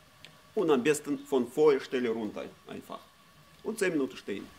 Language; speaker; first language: German; non-native, fluent; Russian